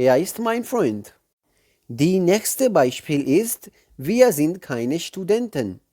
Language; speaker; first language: German; non-native, learner; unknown